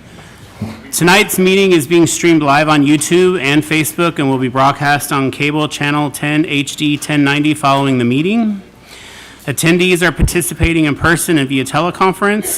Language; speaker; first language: English; native; English